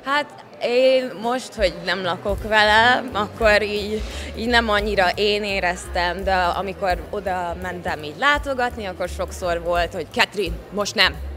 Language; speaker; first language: Hungarian; early bilingual, heritage; Hungarian